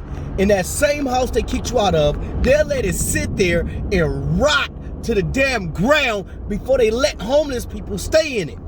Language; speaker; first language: English; native; English